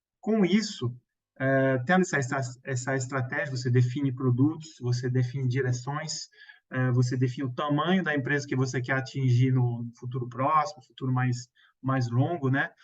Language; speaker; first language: Portuguese; non-native, fluent; French